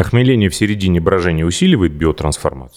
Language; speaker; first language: Russian; native; Russian